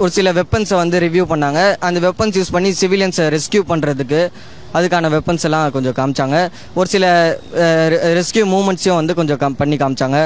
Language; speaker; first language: Tamil; native; Tamil